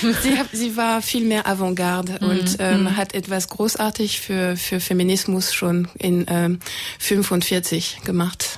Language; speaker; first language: German; non-native, fluent; French